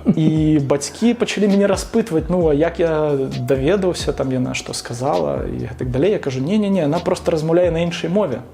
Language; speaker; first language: Belarusian; non-native, local second language; Russian